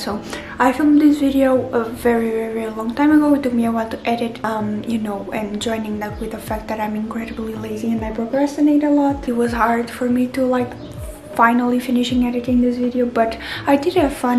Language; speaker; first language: English; non-native, fluent; Portuguese